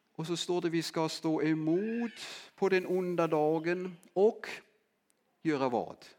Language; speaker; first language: Swedish; non-native, fluent; German